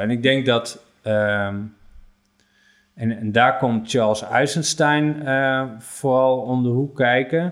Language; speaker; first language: Dutch; native; Dutch